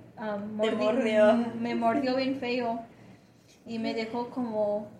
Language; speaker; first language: Spanish; early bilingual, heritage; Spanish